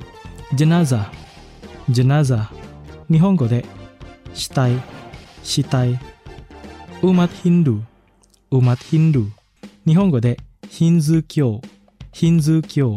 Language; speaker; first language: Japanese; non-native, fluent; Indonesian